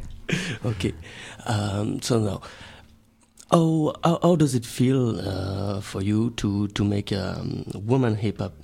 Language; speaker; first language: English; non-native, learner; French